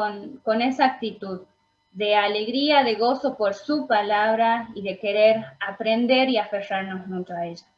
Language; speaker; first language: Spanish; native; Spanish